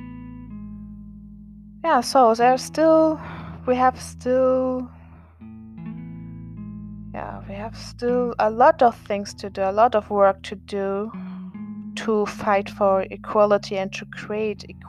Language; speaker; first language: English; non-native, fluent; German